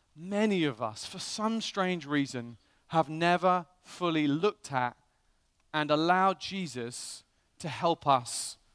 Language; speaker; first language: English; native; English